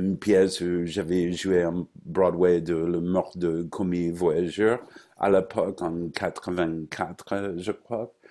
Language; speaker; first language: French; non-native, fluent; English